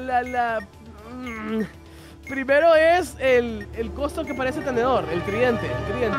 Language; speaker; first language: Spanish; native; Spanish